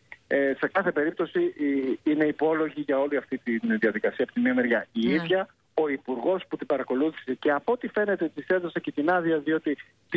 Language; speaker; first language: Greek; native; Greek